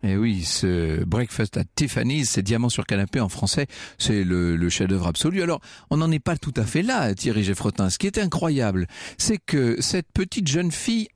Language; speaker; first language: French; native; French